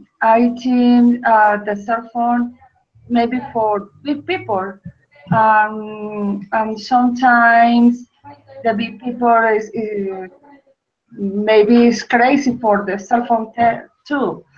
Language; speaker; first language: English; non-native, learner; Spanish